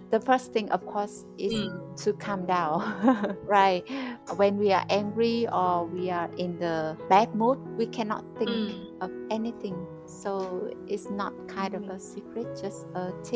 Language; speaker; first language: English; non-native, fluent; Vietnamese